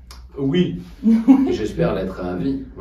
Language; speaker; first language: French; native; French